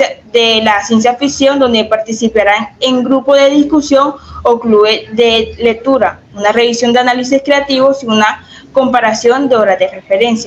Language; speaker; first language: Spanish; native; Spanish